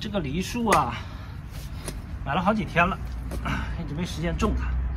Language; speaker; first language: Chinese; native; Chinese